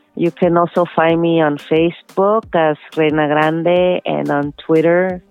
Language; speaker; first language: English; early bilingual, other home language; Spanish